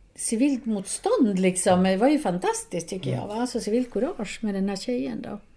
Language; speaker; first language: Swedish; non-native, fluent; Spanish